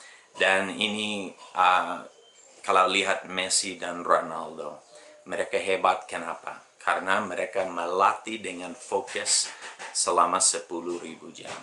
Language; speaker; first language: Indonesian; non-native, fluent; English